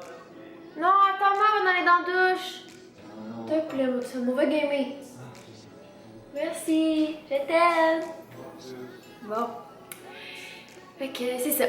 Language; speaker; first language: French; native; French